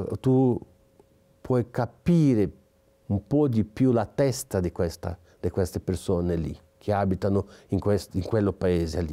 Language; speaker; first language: Italian; non-native, fluent; Portuguese